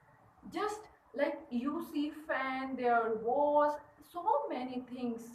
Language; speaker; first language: English; non-native, learner; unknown